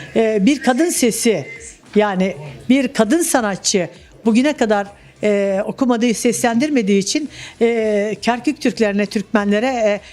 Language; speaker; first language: Turkish; native; Turkish